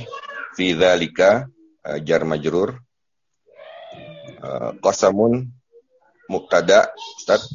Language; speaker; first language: Arabic; non-native, learner; Indonesian